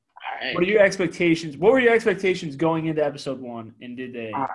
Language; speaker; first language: English; native; English